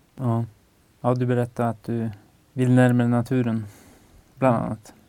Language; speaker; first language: Swedish; native; Swedish